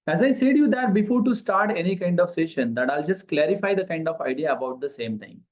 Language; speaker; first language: English; non-native, local second language; Marathi